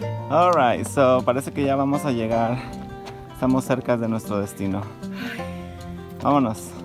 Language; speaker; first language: Spanish; early bilingual, heritage; Spanish